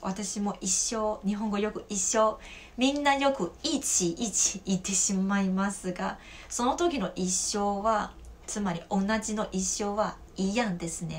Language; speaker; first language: Japanese; non-native, fluent; Chinese